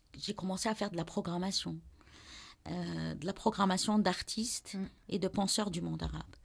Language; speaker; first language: French; non-native, local second language; Arabic